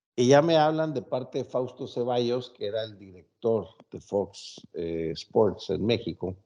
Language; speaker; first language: Spanish; native; Spanish